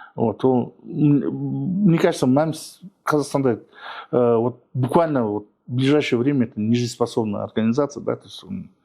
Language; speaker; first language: Russian; non-native, local second language; Kazakh